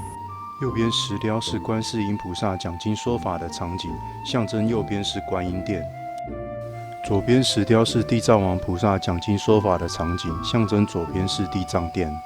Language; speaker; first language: Chinese; native; Chinese